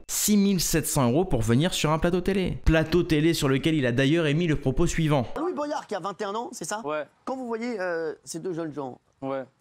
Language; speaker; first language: French; native; French